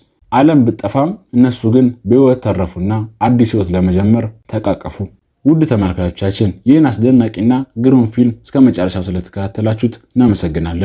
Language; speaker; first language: Amharic; native; Amharic